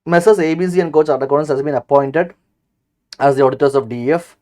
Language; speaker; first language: English; non-native, local second language; Malayalam